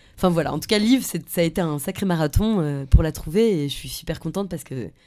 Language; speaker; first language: French; early bilingual, other home language; Polish